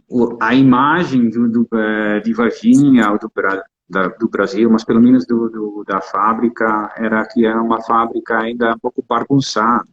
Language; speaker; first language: Portuguese; non-native, fluent; Dutch